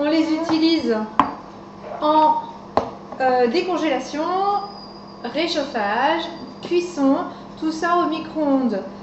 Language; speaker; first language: French; native; French